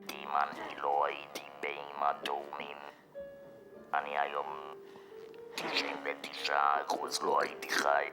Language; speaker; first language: Hebrew; non-native, fluent; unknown